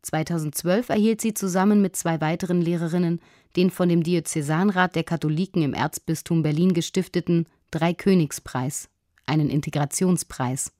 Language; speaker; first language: German; native; German